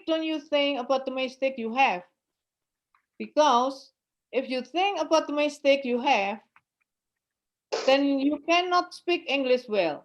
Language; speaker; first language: English; non-native, fluent; Indonesian